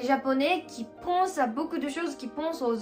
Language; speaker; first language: French; non-native, fluent; Japanese